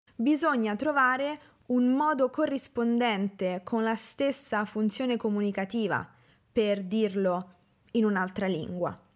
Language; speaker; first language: Italian; native; Italian